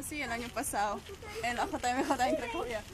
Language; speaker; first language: Spanish; non-native, fluent; Polish